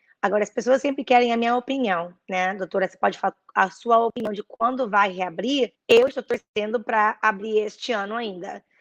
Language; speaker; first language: Portuguese; early bilingual, heritage; Portuguese